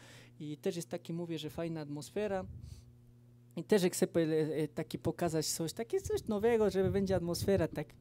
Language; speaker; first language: Polish; non-native, fluent; Spanish